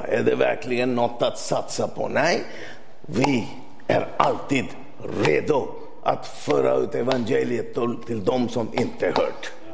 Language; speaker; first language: Swedish; non-native, fluent; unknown